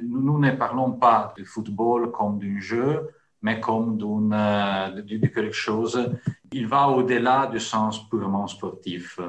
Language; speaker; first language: French; non-native, fluent; Italian